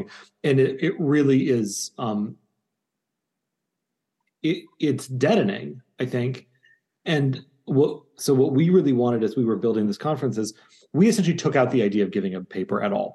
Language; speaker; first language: English; native; English